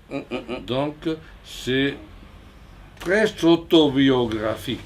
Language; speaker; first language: French; non-native, fluent; Spanish